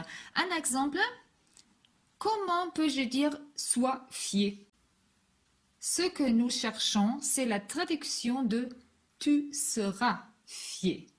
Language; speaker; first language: French; non-native, fluent; Hebrew